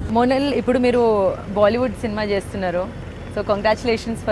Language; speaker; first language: Telugu; native; Telugu